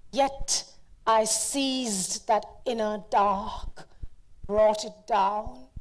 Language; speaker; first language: English; non-native, local second language; Hindi